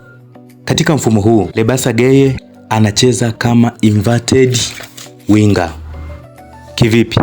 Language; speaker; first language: Swahili; native; Swahili